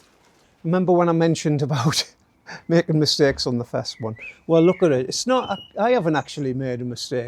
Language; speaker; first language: English; native; English